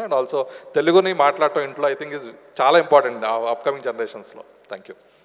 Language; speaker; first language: Telugu; early bilingual, heritage; Telugu